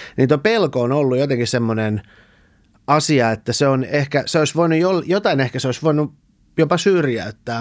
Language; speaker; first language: Finnish; early bilingual, other home language; Persian